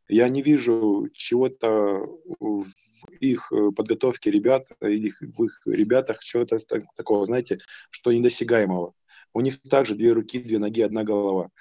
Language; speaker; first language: Russian; native; Russian